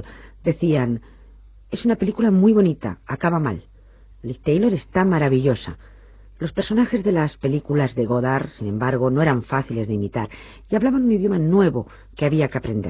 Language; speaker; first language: Spanish; native; Spanish